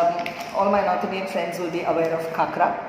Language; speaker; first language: English; non-native, local second language; Tamil